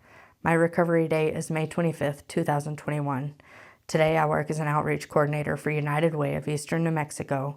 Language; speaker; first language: English; native; English